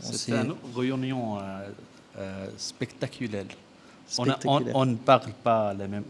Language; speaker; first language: French; non-native, learner; Arabic